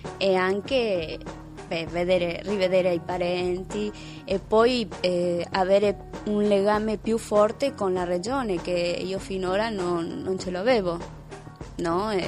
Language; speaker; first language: Italian; non-native, fluent; Spanish